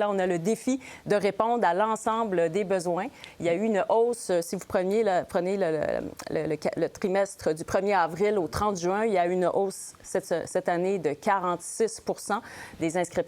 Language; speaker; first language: French; native; French